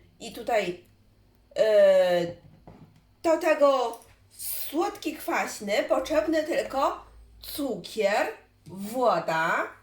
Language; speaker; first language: Polish; non-native, learner; Chinese